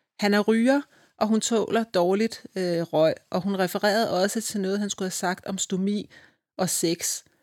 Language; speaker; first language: Danish; native; Danish